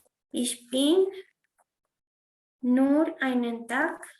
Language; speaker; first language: German; non-native, fluent; Spanish